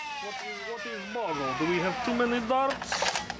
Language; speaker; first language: English; native; English